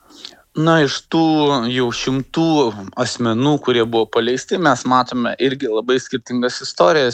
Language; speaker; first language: Lithuanian; native; Lithuanian